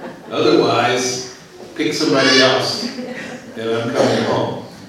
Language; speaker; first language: English; native; English